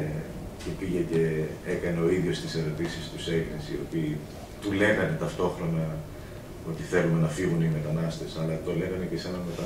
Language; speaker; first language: Greek; native; Greek